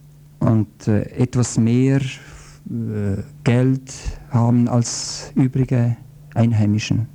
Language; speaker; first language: German; non-native, fluent; Croatian